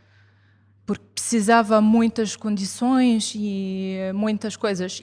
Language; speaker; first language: Portuguese; non-native, fluent; Arabic